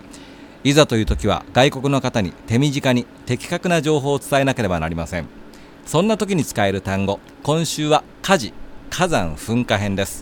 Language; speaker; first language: Japanese; native; Japanese